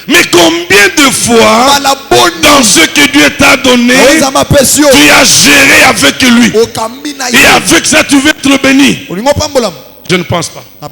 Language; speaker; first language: French; non-native, local second language; Lingala